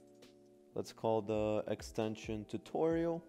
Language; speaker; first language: English; native; English